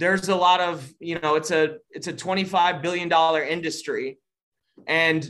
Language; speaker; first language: English; native; English